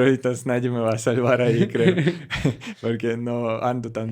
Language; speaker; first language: Spanish; non-native, learner; Russian